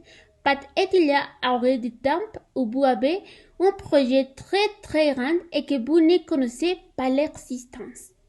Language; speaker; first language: French; non-native, learner; Spanish